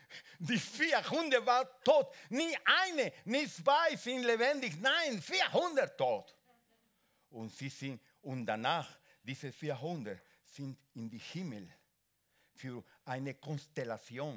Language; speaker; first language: German; non-native, learner; Spanish